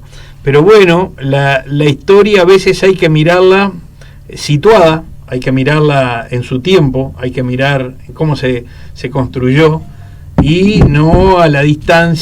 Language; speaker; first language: Spanish; native; Spanish